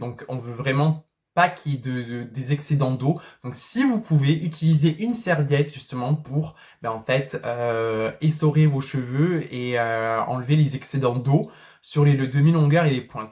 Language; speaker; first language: French; native; French